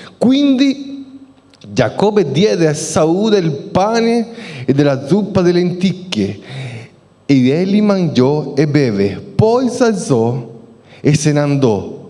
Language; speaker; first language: Italian; non-native, fluent; Spanish